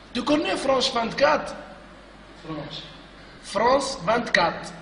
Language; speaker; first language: French; non-native, local second language; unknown